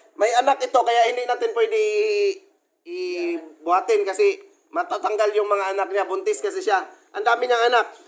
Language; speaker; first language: Filipino; non-native, local second language; Cebuano